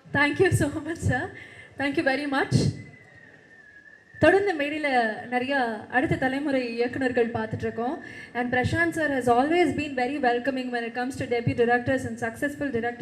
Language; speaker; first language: Tamil; native; Tamil